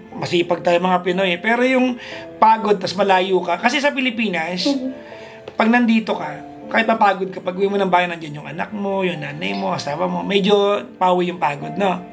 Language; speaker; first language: Filipino; native; Filipino